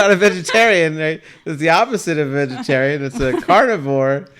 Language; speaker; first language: English; native; English